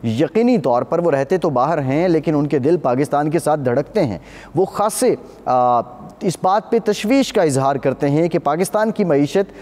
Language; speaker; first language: Urdu; native; Urdu